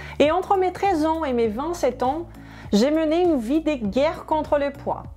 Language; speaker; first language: French; non-native, fluent; Portuguese